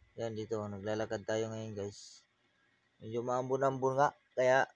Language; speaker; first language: Filipino; native; Filipino